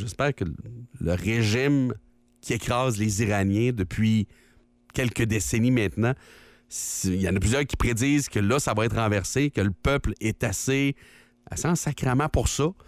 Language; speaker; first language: French; native; French